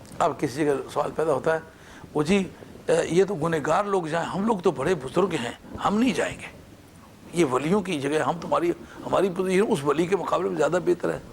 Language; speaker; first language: Urdu; non-native, local second language; Punjabi